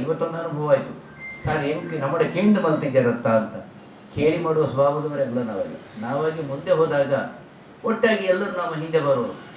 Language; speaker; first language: Kannada; non-native, local second language; Tulu